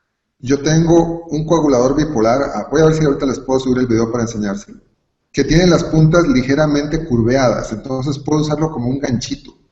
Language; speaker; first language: Spanish; native; Spanish